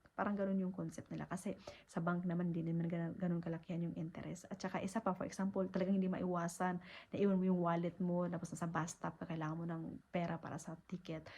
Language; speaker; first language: Filipino; native; Filipino